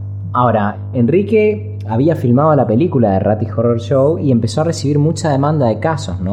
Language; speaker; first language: Spanish; native; Spanish